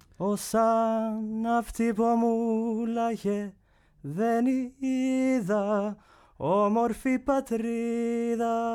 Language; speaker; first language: Greek; non-native, learner; Swedish